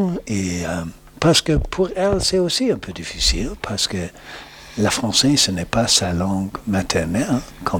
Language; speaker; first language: French; non-native, learner; English